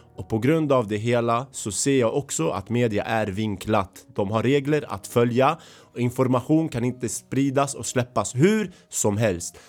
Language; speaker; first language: Swedish; early bilingual, other home language; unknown